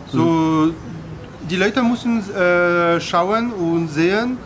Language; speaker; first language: German; non-native, learner; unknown